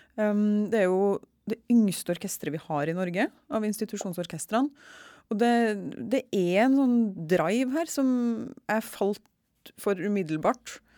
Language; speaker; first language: Norwegian; native; Norwegian